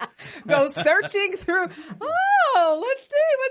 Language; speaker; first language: English; native; English